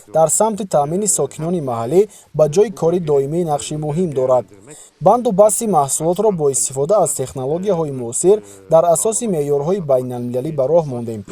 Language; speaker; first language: Tajik; non-native, fluent; Turkish